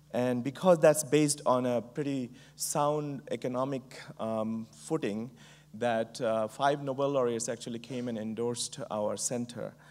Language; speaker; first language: English; non-native, local second language; Bangla